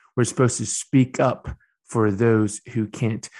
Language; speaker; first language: English; early bilingual, other home language; Burmese